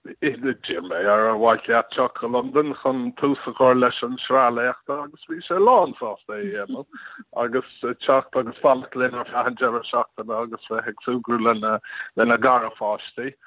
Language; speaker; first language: Irish; non-native, learner; English